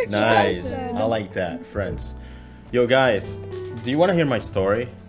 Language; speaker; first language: English; non-native, fluent; Indonesian